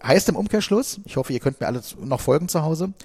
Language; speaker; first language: German; native; German